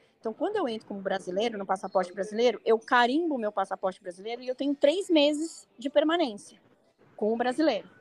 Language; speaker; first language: Portuguese; native; Portuguese